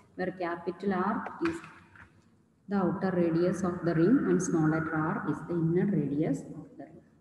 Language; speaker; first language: English; non-native, local second language; Malayalam